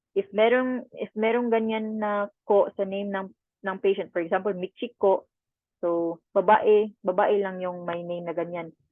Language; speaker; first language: Filipino; non-native, local second language; Cebuano